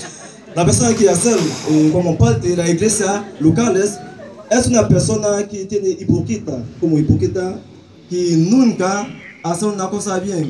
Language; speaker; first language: Spanish; non-native, learner; Haitian Creole